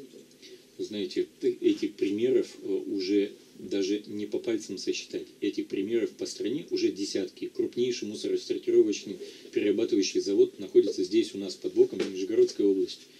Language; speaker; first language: Russian; native; Russian